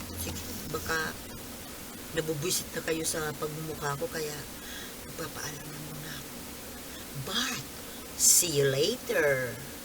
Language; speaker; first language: Filipino; non-native, local second language; Bikol